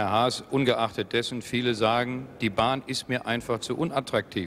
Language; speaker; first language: German; native; German